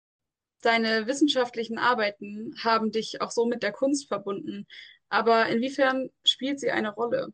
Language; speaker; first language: German; native; German